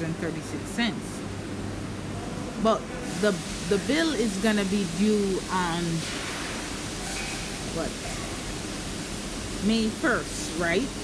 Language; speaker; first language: English; native; English